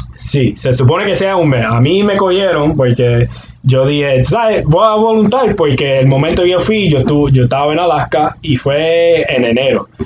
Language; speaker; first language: Spanish; native; Spanish